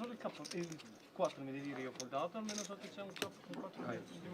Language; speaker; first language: Italian; non-native, fluent; Albanian